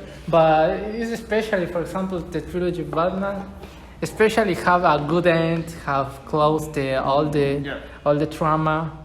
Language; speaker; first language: English; non-native, learner; Spanish